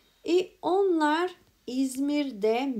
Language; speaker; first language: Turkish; non-native, fluent; Macedonian